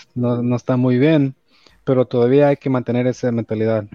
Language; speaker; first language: Spanish; early bilingual, heritage; Spanish